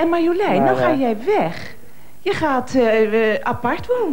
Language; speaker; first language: Dutch; native; Dutch